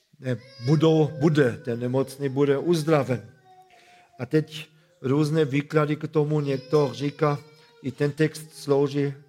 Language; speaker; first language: Czech; non-native, fluent; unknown